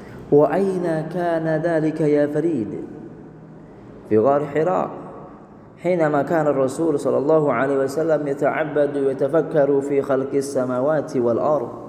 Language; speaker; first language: Arabic; non-native, fluent; Indonesian